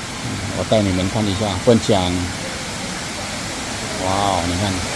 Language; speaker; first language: Chinese; non-native, fluent; Thai